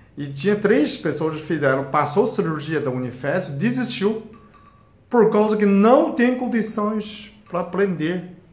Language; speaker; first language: Portuguese; non-native, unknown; Chinese